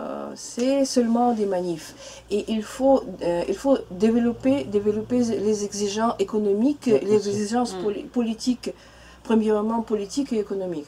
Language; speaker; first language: French; non-native, learner; Russian